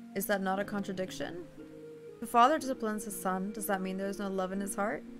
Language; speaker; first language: English; native; English